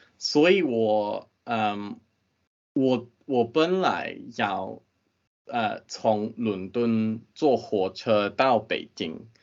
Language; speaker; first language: Chinese; non-native, fluent; English